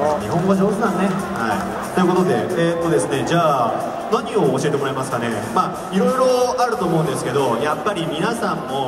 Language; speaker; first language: Japanese; native; Japanese